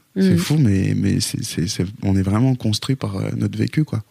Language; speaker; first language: French; native; French